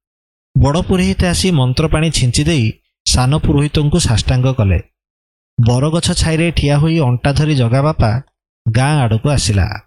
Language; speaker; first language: Odia; native; Odia